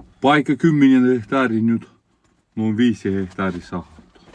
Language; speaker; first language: Finnish; non-native, learner; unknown